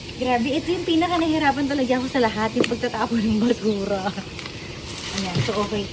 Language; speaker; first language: Filipino; native; Filipino